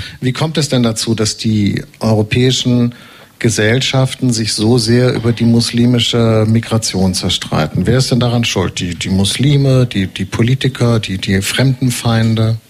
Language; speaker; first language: German; native; German